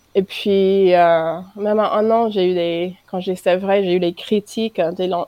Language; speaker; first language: French; non-native, fluent; English